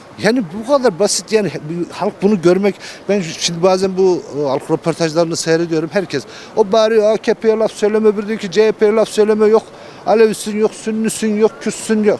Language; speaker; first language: Turkish; native; Turkish